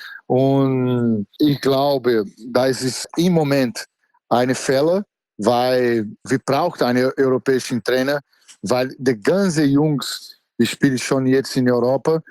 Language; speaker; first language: German; non-native, fluent; Portuguese